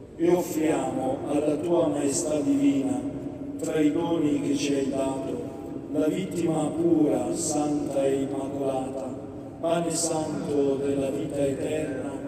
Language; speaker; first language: Italian; non-native, fluent; Igbo